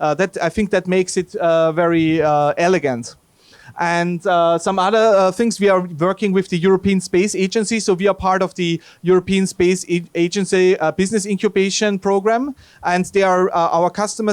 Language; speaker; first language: English; non-native, fluent; German